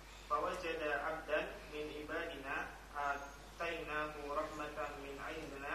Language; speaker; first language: Arabic; non-native, learner; Indonesian